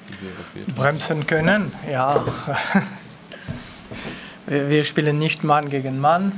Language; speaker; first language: German; non-native, local second language; French